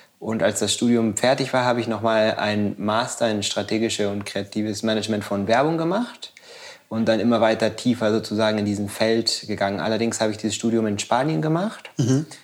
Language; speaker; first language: German; non-native, fluent; Spanish